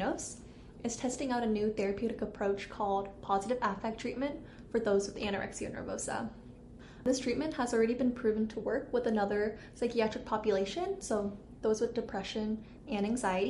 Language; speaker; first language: English; native; English